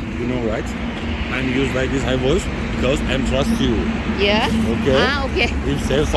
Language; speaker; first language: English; non-native, learner; Turkish